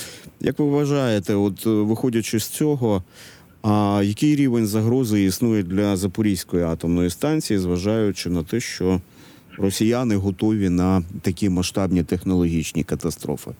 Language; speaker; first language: Ukrainian; native; Ukrainian